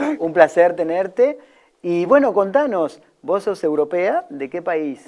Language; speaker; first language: Spanish; native; Spanish